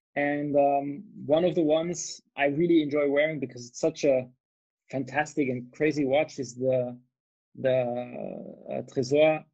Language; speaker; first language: English; non-native, fluent; German